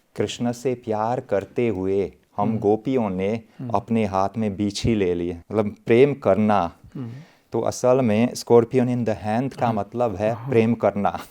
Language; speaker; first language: Hindi; non-native, fluent; Hungarian